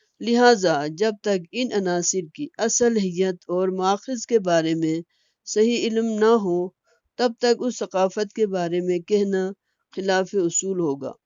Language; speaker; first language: Urdu; non-native, local second language; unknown